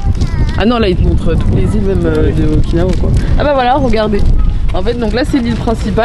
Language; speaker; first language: French; native; French